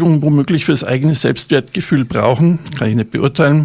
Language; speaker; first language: German; native; German